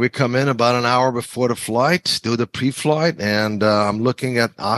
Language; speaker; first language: English; non-native, fluent; Persian